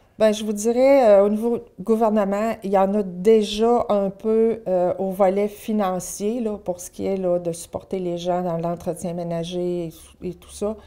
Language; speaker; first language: French; native; French